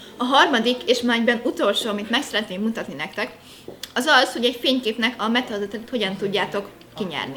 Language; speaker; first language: Hungarian; native; Hungarian